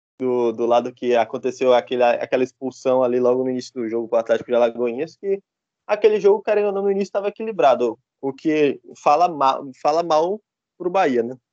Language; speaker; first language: Portuguese; native; Portuguese